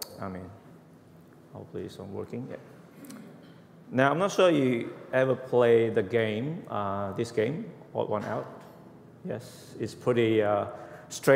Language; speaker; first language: English; non-native, fluent; Indonesian